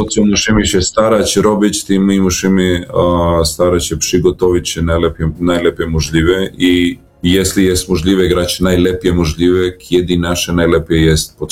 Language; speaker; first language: Polish; non-native, learner; Serbian